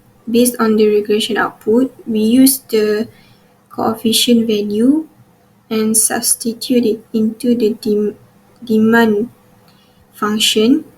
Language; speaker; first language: English; non-native, local second language; Malay